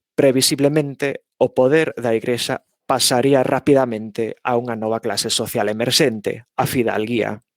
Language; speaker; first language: Galician; non-native, fluent; English